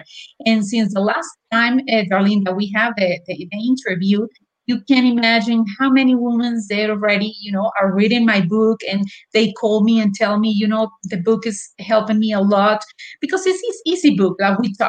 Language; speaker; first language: English; non-native, fluent; Spanish